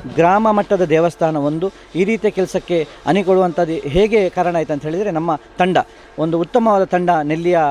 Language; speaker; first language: Kannada; native; Kannada